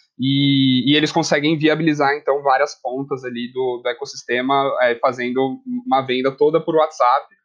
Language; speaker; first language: Portuguese; native; Portuguese